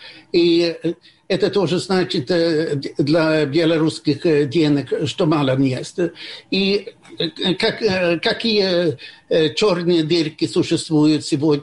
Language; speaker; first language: Russian; non-native, fluent; Swedish